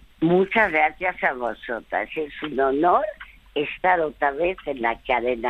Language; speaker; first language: Spanish; early bilingual, other home language; French